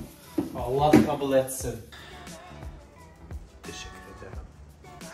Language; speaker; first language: Turkish; non-native, learner; English